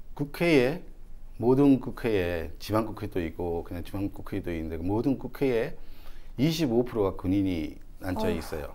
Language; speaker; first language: Korean; non-native, fluent; Burmese